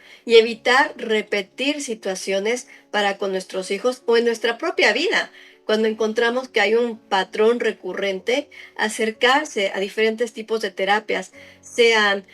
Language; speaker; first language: Spanish; native; Spanish